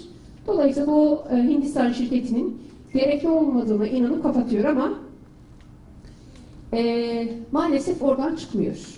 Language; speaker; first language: Turkish; native; Turkish